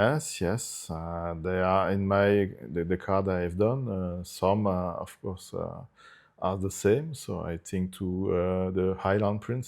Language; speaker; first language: English; non-native, fluent; Italian